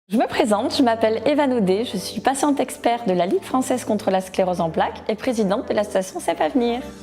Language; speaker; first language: French; native; French